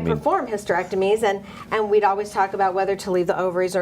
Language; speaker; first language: English; native; English